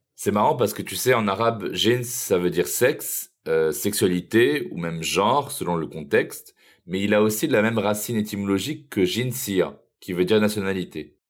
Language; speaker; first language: French; native; French